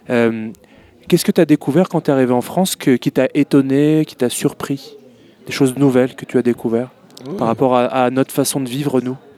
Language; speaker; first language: French; native; French